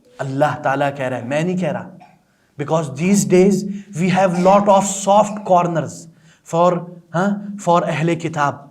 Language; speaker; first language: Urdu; non-native, local second language; Balti